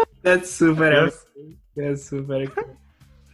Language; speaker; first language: English; non-native, learner; Italian